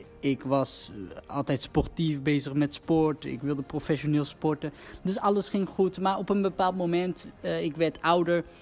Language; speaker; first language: Dutch; early bilingual, other home language; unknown